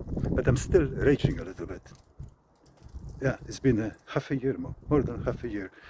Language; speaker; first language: English; non-native, fluent; Polish